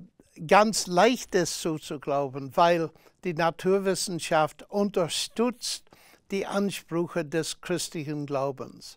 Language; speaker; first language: German; non-native, fluent; English